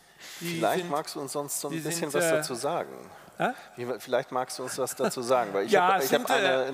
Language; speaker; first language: German; native; German